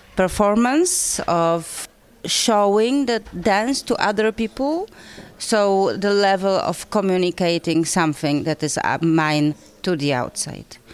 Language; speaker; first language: English; non-native, fluent; Polish